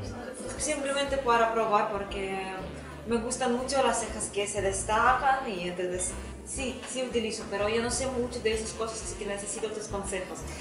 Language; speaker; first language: Spanish; non-native, fluent; Russian